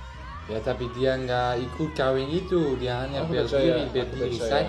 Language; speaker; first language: Indonesian; non-native, learner; German